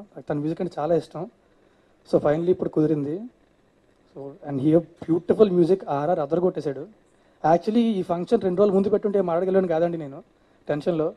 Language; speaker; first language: Telugu; native; Telugu